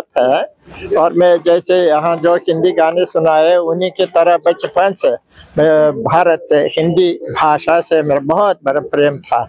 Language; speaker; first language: Hindi; non-native, fluent; Uzbek